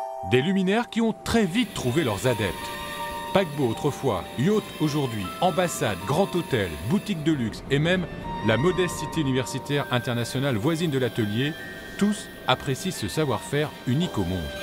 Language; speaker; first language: French; native; French